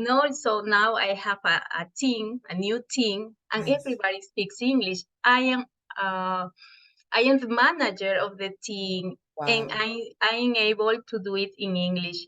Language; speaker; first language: English; non-native, fluent; Spanish